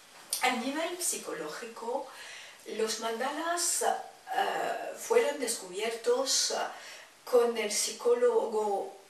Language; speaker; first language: Spanish; non-native, fluent; French